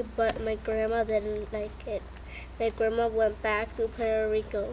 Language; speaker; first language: English; early bilingual, other home language; Spanish